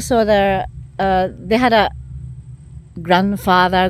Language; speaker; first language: English; non-native, learner; Japanese